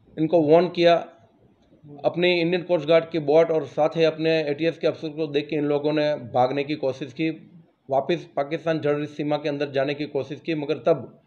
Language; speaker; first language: Hindi; non-native, local second language; Gujarati